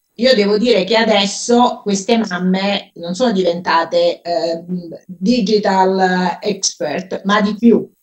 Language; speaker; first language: Italian; native; Italian